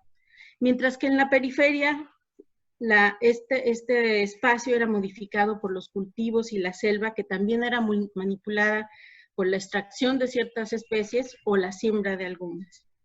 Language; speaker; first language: Spanish; native; Spanish